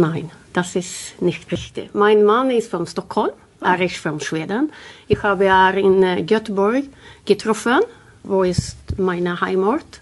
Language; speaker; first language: German; non-native, learner; Swedish